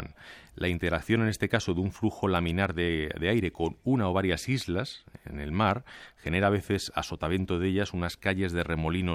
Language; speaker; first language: Spanish; native; Spanish